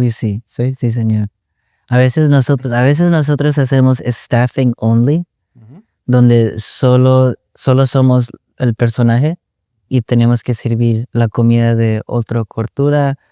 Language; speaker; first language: Spanish; early bilingual, other home language; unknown